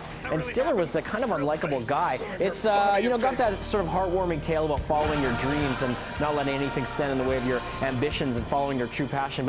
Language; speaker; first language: English; native; English